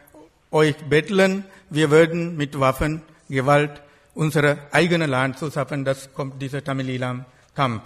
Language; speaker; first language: German; non-native, fluent; Sinhala